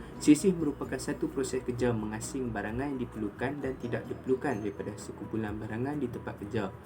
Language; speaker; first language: Malay; native; Malay